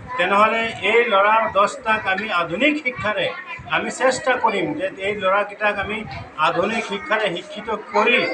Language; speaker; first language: Assamese; non-native, local second language; Bangla